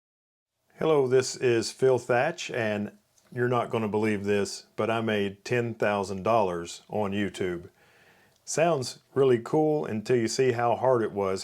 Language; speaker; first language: English; native; English